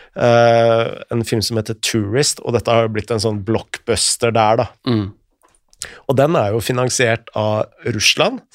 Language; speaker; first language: Norwegian; native; Norwegian